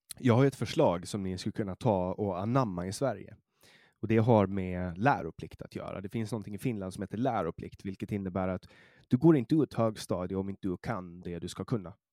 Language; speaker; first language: Swedish; native; Swedish